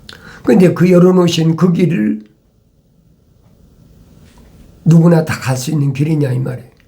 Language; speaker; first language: Korean; native; Korean